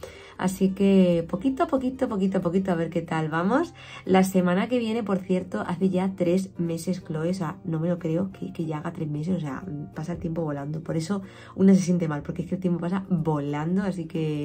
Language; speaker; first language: Spanish; native; Spanish